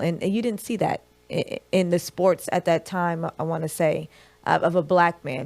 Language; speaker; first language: English; native; English